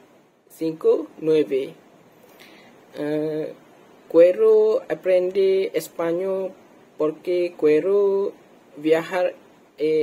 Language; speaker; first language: Spanish; non-native, learner; Malay